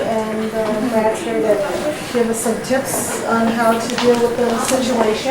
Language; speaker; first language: English; native; English